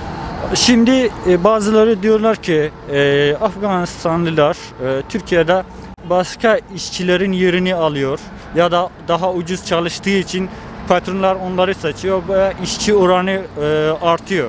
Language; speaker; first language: Turkish; non-native, fluent; Persian